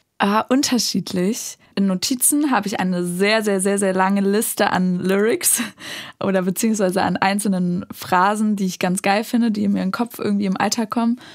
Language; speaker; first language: German; native; German